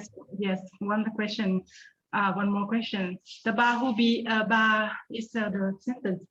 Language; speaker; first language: English; non-native, learner; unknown